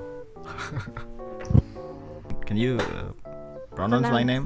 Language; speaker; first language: English; non-native, fluent; Indonesian